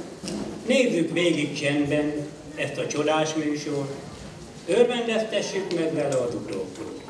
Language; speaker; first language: Hungarian; native; Hungarian